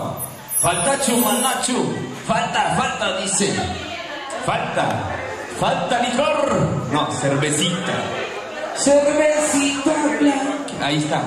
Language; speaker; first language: Spanish; native; Spanish